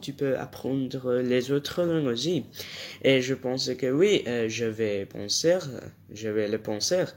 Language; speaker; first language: French; non-native, learner; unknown